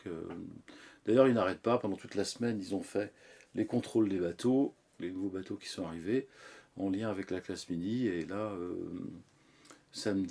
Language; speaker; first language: French; native; French